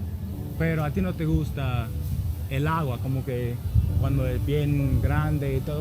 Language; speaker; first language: Spanish; non-native, learner; English